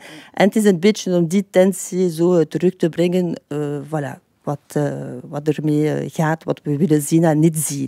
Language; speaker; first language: Dutch; non-native, fluent; French